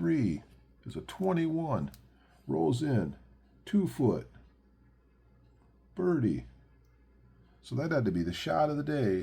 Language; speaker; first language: English; native; English